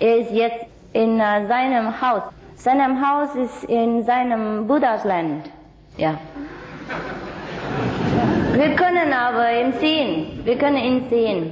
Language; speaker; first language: German; non-native, learner; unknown